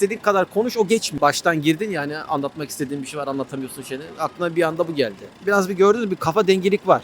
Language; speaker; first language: Turkish; native; Turkish